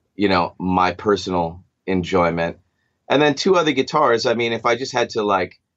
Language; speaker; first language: English; native; English